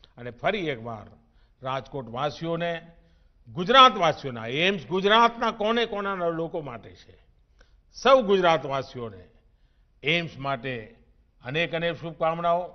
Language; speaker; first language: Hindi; non-native, local second language; Gujarati